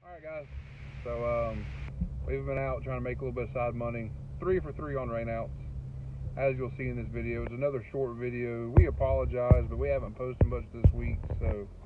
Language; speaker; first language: English; native; English